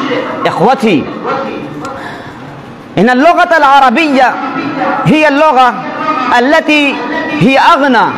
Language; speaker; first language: Arabic; non-native, fluent; Urdu